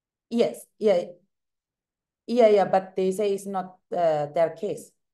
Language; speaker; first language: English; non-native, learner; Javanese